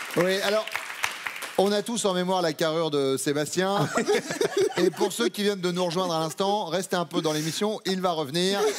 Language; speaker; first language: French; native; French